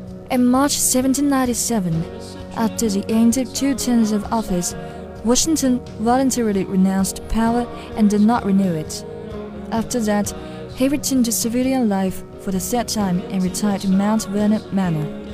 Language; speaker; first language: English; non-native, fluent; Chinese